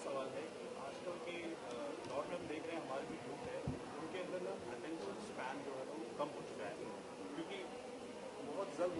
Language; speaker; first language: Hindi; native; Hindi